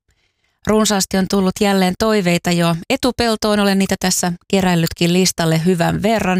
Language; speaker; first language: Finnish; native; Finnish